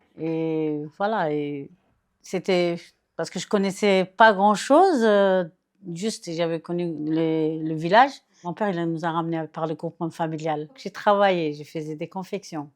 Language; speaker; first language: French; non-native, fluent; Turkish